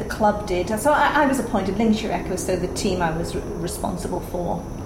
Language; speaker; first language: English; native; English